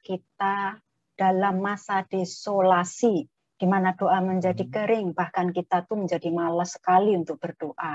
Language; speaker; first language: Indonesian; native; Indonesian